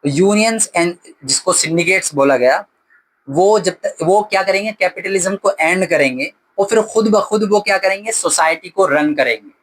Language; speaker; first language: Hindi; native; Hindi